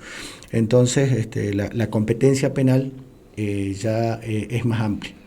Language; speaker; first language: Spanish; native; Spanish